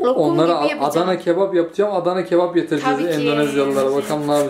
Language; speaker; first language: Turkish; native; Turkish